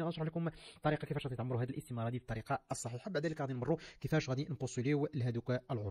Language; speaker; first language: Arabic; native; Arabic